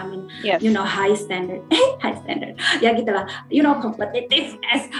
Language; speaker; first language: Indonesian; native; Indonesian